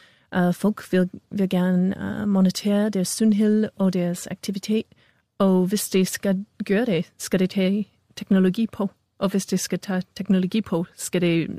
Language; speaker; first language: Danish; non-native, fluent; English